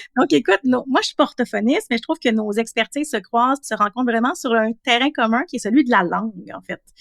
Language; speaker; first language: French; native; French